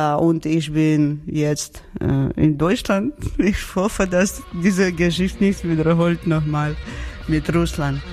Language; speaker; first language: German; non-native, learner; Georgian